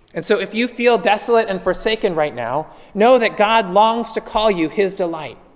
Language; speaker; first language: English; native; English